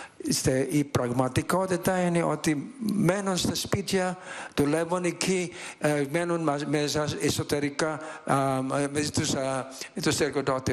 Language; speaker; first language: Greek; non-native, learner; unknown